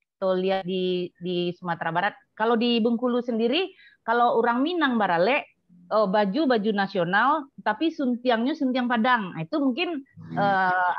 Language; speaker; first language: Indonesian; non-native, local second language; Minangkabau